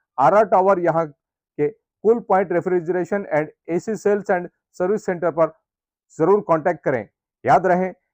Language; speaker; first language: Hindi; non-native, local second language; Urdu